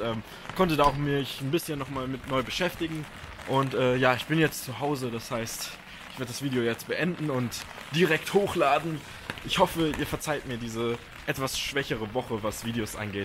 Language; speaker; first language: German; native; German